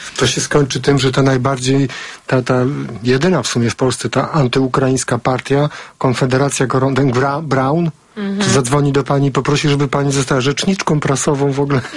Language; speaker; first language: Polish; native; Polish